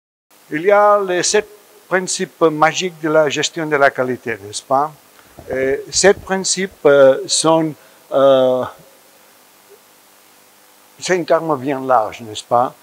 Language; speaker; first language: French; non-native, fluent; Spanish